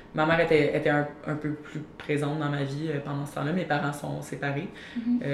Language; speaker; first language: French; native; French